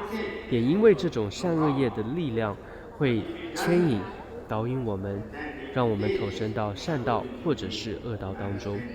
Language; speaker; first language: Chinese; native; Chinese